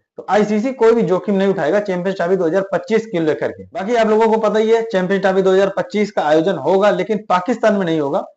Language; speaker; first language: Hindi; native; Hindi